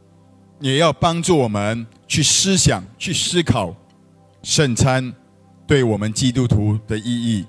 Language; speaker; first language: Chinese; native; Chinese